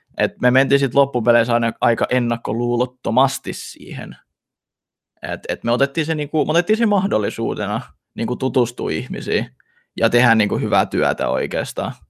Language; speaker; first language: Finnish; early bilingual, other home language; Russian